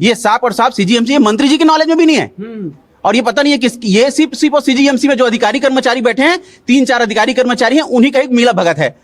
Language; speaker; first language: Hindi; native; Hindi